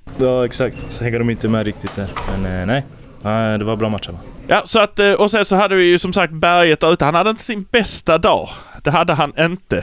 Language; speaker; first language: Swedish; native; Swedish